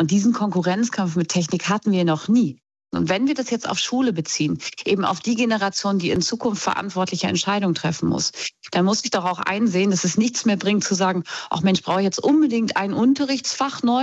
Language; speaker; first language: German; native; German